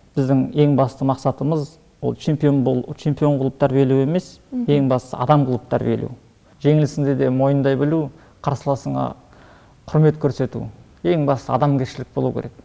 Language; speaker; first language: Kazakh; early bilingual, heritage; Kazakh